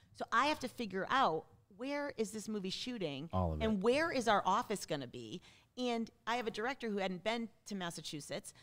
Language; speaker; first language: English; native; English